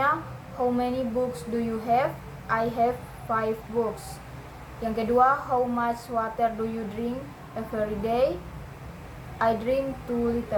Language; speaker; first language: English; non-native, learner; Indonesian